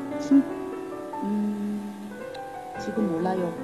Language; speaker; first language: Korean; non-native, learner; Chinese